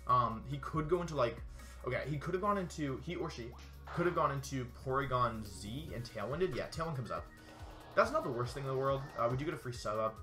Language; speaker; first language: English; native; English